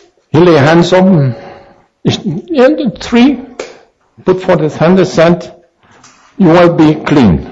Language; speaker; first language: English; native; English